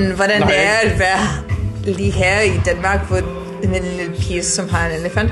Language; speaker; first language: Danish; non-native, learner; English